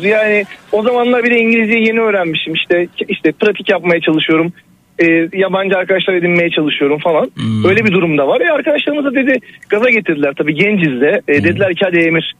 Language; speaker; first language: Turkish; native; Turkish